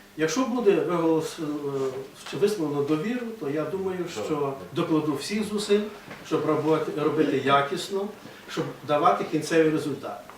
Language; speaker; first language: Ukrainian; native; Ukrainian